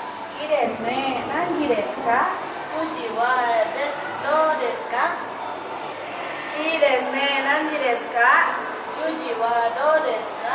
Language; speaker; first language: Japanese; non-native, learner; Indonesian